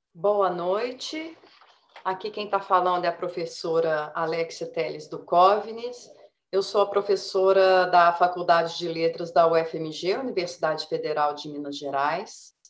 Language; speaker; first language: Portuguese; native; Portuguese